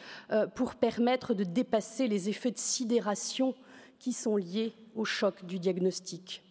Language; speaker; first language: French; native; French